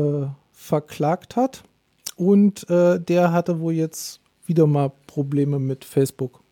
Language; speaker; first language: German; native; German